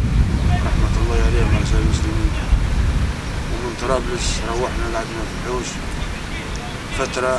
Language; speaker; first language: Arabic; native; Arabic